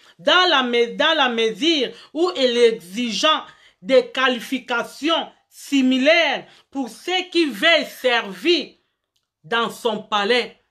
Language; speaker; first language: French; non-native, local second language; Lingala